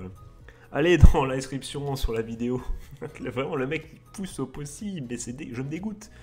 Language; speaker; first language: French; native; French